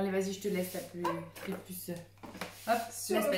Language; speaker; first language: French; native; French